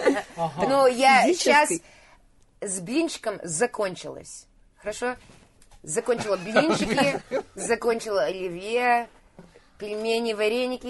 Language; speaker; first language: Russian; early bilingual, heritage; Russian